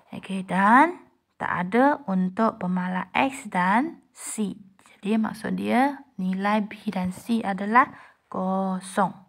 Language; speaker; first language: Malay; non-native, local second language; Chinese